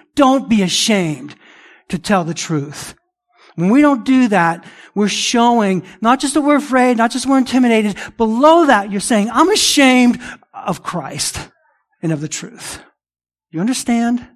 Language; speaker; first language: English; early bilingual, other home language; Italian